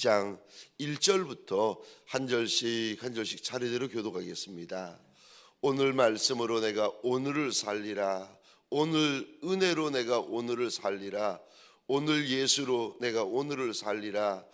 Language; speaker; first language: Korean; native; Korean